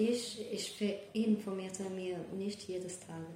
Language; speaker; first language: German; non-native, learner; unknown